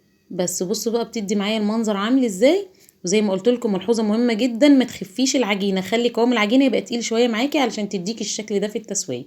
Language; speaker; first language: Arabic; native; Arabic